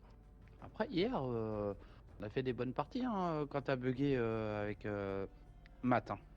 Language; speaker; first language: French; native; French